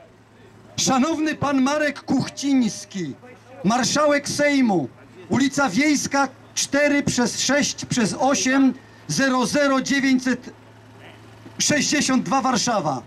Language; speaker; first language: Polish; native; Polish